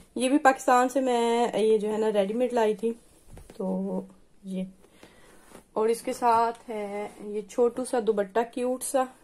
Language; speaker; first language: Hindi; native; Hindi